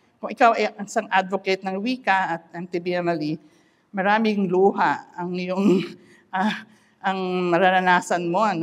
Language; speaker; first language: Filipino; non-native, local second language; Iloko